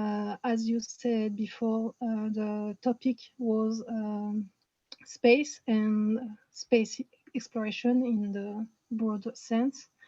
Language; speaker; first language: English; non-native, fluent; French